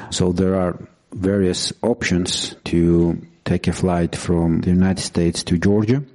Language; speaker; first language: English; non-native, fluent; Georgian